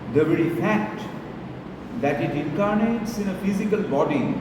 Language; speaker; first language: English; non-native, local second language; Bangla